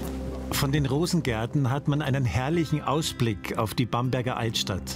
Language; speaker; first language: German; native; German